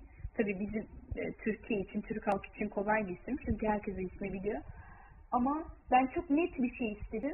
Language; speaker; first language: Turkish; early bilingual, heritage; Turkish